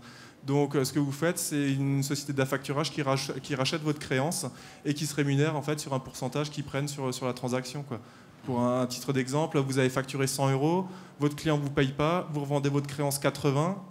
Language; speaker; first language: French; native; French